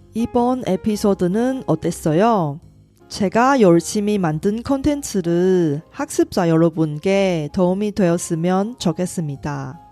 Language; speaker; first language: Korean; non-native, fluent; Chinese